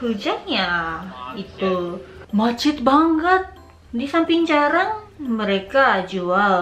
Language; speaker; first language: Indonesian; non-native, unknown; Japanese